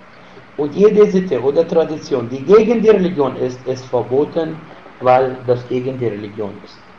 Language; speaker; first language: German; non-native, fluent; Arabic